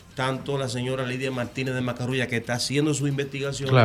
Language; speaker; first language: Spanish; native; Spanish